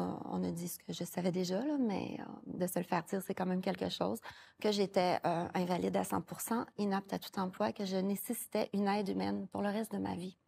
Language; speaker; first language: French; native; French